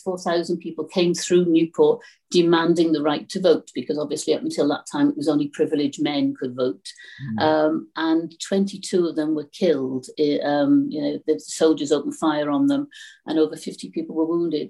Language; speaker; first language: English; native; English